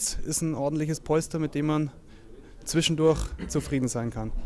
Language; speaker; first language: German; native; German